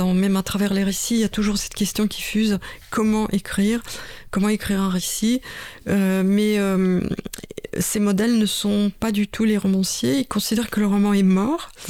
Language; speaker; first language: French; non-native, fluent; Russian